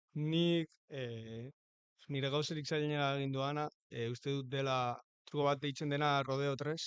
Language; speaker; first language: Basque; non-native, local second language; Spanish